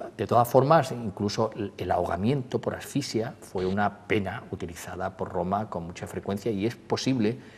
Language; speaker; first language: Spanish; native; Spanish